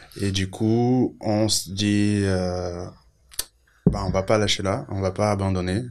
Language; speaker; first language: French; non-native, fluent; Portuguese